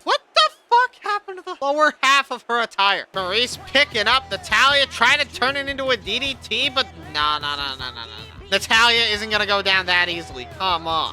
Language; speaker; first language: English; native; English